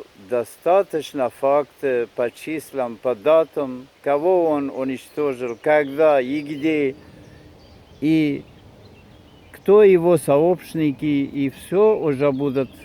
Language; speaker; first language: Russian; non-native, fluent; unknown